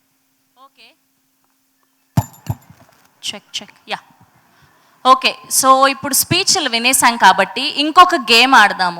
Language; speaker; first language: Telugu; native; Telugu